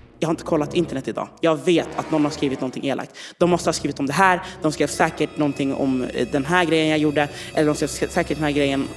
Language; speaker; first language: Swedish; non-native, fluent; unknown